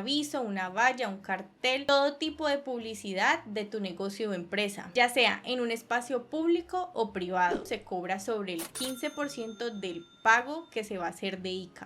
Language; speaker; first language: Spanish; native; Spanish